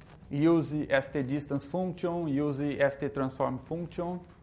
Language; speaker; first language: English; non-native, learner; Portuguese